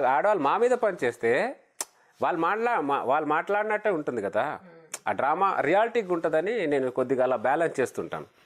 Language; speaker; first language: Telugu; non-native, local second language; Lambadi